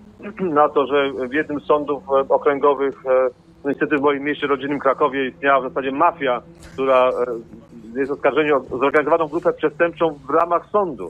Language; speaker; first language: Polish; native; Polish